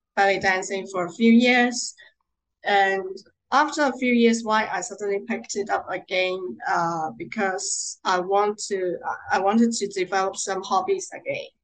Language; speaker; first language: English; non-native, local second language; Cantonese